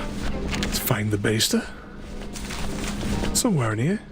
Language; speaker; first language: English; native; English